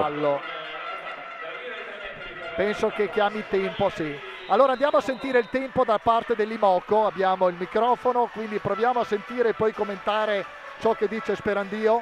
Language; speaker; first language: Italian; native; Italian